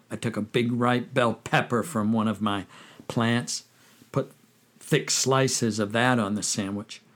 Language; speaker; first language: English; native; English